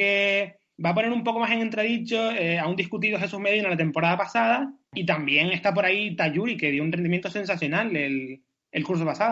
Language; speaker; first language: Spanish; native; Spanish